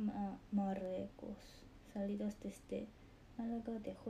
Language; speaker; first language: Spanish; non-native, learner; Japanese